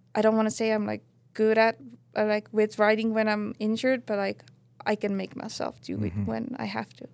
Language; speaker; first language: English; non-native, fluent; Estonian